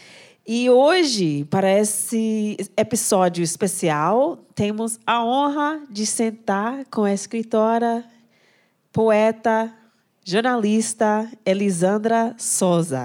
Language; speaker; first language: Portuguese; non-native, fluent; English